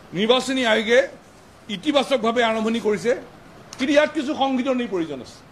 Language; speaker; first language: Assamese; native; Assamese